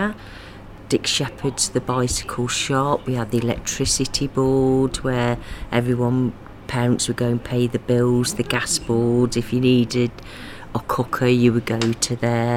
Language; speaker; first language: English; native; English